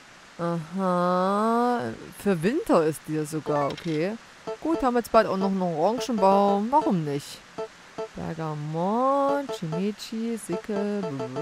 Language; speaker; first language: German; native; German